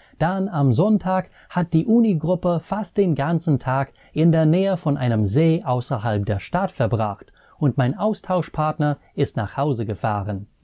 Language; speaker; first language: German; non-native, fluent; English